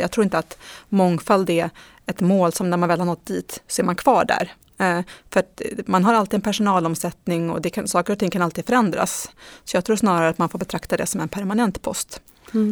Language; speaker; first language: Swedish; native; Swedish